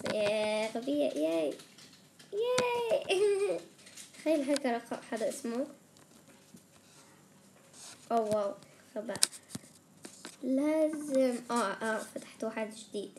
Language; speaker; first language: Arabic; native; Arabic